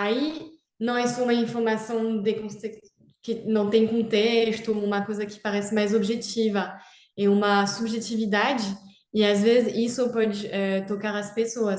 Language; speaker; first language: Portuguese; non-native, fluent; French